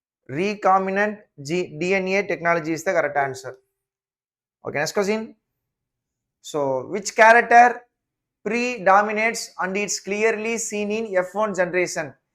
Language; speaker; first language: English; non-native, local second language; Tamil